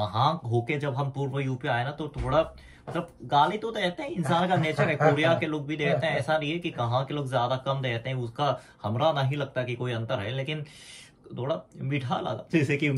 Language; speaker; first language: Hindi; non-native, fluent; Korean